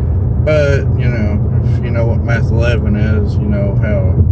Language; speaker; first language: English; native; English